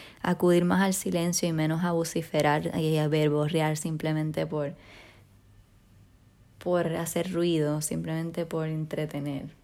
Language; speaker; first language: Spanish; native; Spanish